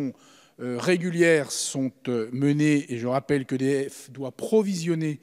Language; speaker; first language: French; native; French